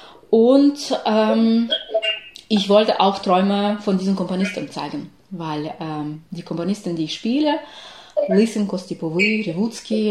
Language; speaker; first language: German; non-native, fluent; Ukrainian